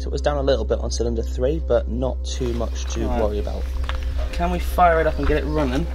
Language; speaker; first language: English; native; English